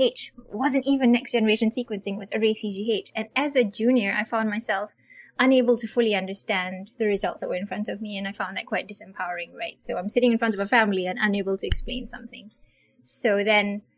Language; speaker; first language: English; non-native, local second language; Malay